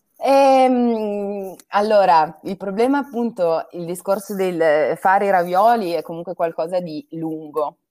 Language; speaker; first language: Italian; native; Italian